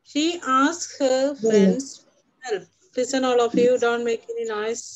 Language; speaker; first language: English; non-native, local second language; Malayalam